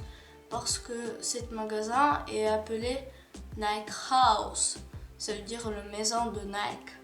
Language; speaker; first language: French; non-native, learner; Ukrainian